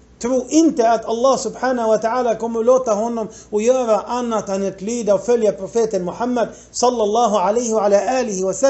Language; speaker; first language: Swedish; non-native, fluent; Arabic